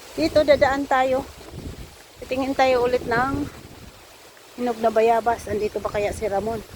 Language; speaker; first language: Filipino; non-native, local second language; Cebuano